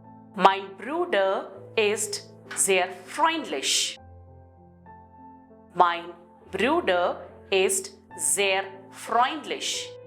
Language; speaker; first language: German; non-native, fluent; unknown